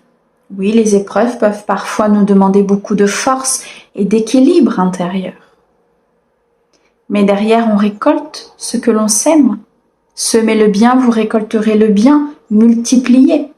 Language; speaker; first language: French; native; French